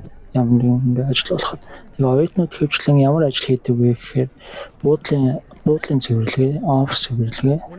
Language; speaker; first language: Mongolian; native; Mongolian